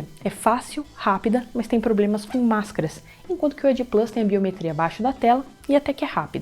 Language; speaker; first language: Portuguese; native; Portuguese